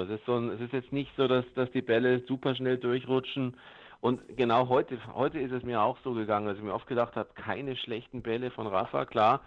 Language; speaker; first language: German; native; German